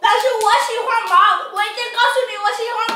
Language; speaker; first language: Chinese; non-native, learner; English